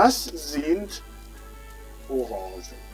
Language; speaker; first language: German; non-native, fluent; Rundi